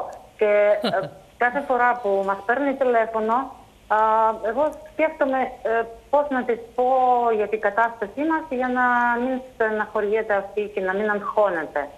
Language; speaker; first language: Greek; non-native, fluent; Russian